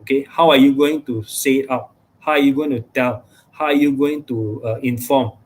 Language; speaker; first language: English; non-native, local second language; Malay